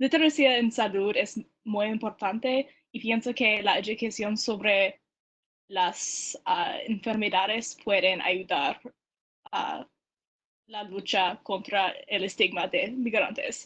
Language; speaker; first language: Spanish; non-native, learner; English